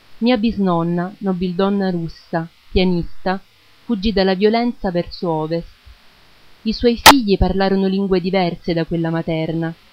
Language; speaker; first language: Italian; early bilingual, other home language; German